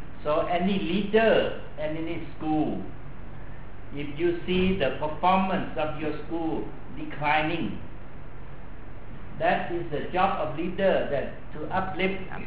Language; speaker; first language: English; non-native, fluent; Thai